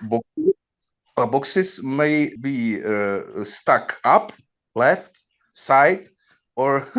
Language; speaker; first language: English; non-native, learner; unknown